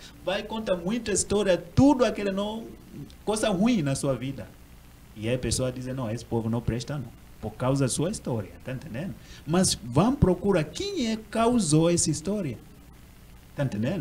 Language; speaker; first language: Portuguese; non-native, learner; Swahili